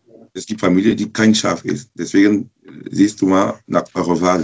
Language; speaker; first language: German; non-native, learner; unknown